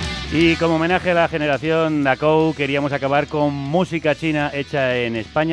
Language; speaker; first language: Spanish; native; Spanish